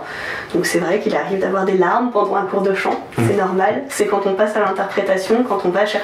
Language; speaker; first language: French; native; French